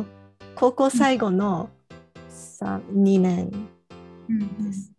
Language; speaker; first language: Japanese; early bilingual, heritage; Japanese